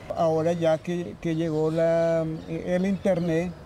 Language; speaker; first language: Spanish; native; Spanish